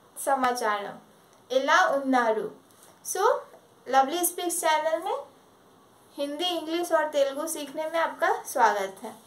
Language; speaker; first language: Hindi; non-native, local second language; Telugu